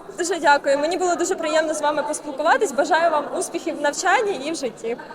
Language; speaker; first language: Ukrainian; native; Ukrainian